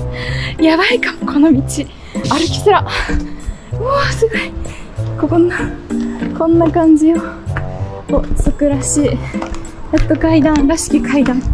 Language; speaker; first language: Japanese; native; Japanese